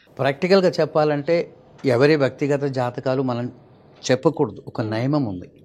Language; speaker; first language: Telugu; non-native, fluent; Malayalam